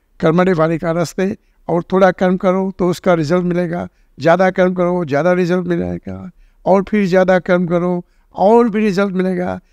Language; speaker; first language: Hindi; non-native, local second language; Gujarati